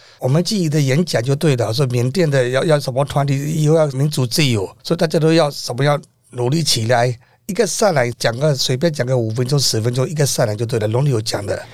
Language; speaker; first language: Chinese; non-native, fluent; Burmese